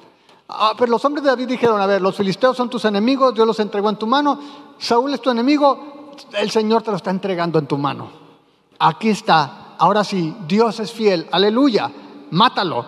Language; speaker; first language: Spanish; native; Spanish